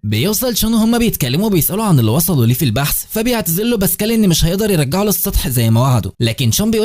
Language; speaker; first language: Arabic; native; Arabic